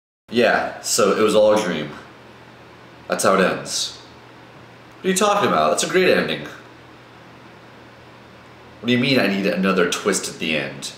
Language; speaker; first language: English; native; English